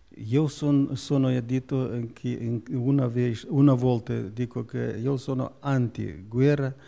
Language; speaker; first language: Italian; non-native, learner; Romanian